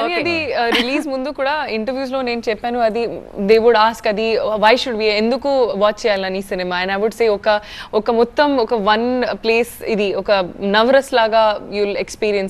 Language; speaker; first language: Telugu; non-native, fluent; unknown